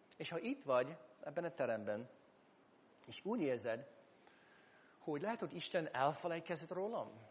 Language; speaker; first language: Hungarian; non-native, fluent; English